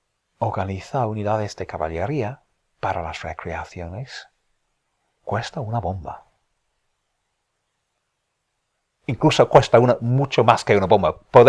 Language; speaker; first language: Spanish; non-native, fluent; English